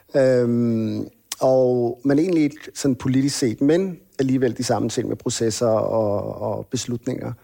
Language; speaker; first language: Danish; native; Danish